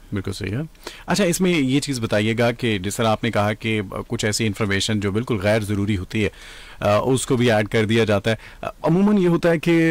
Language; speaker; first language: Urdu; native; Urdu